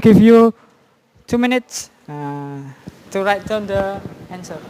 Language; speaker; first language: English; non-native, fluent; Indonesian